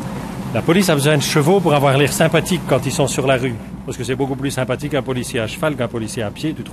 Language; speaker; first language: French; native; French